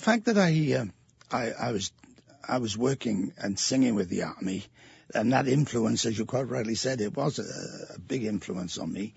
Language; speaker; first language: English; native; English